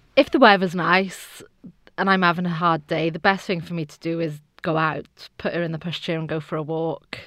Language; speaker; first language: English; native; English